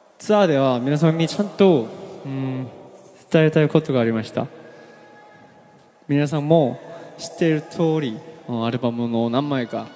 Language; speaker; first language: Japanese; non-native, learner; Korean